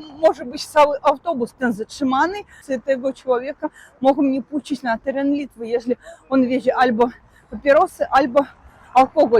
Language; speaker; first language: Polish; non-native, fluent; Russian